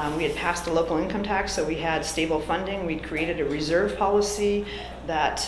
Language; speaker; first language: English; native; English